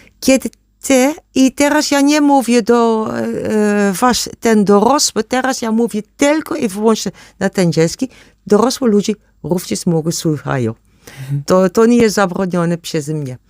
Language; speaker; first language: Polish; non-native, learner; German